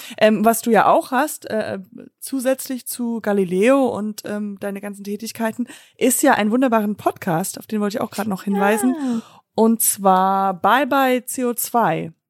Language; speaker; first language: German; native; German